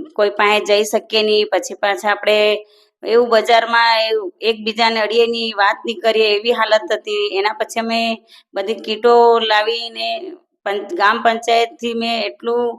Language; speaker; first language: Gujarati; native; Gujarati